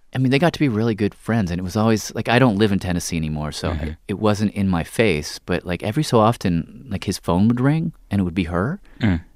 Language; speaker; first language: English; native; English